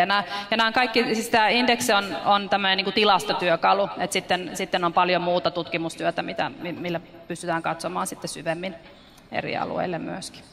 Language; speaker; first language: Finnish; native; Finnish